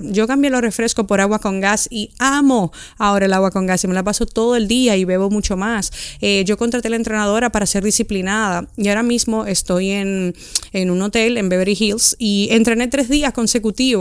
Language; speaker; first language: Spanish; native; Spanish